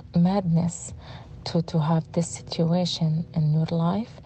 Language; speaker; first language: English; non-native, fluent; Arabic